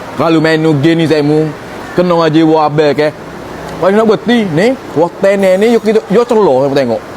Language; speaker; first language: Malay; native; Malay